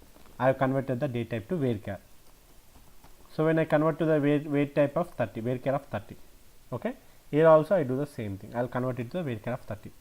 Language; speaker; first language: English; non-native, local second language; Telugu